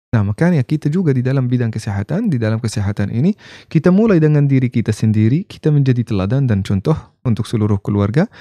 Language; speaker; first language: Indonesian; non-native, fluent; Arabic